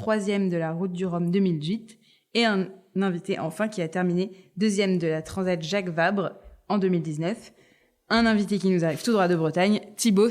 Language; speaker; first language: French; native; French